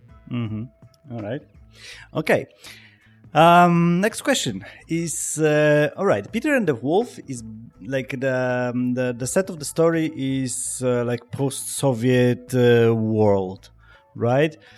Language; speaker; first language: English; non-native, fluent; Polish